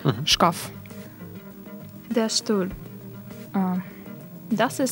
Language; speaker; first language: German; non-native, learner; Russian